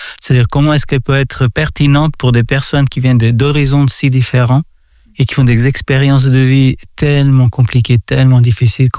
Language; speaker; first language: French; non-native, fluent; Portuguese